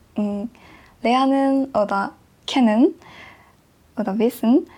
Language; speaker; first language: German; non-native, fluent; Japanese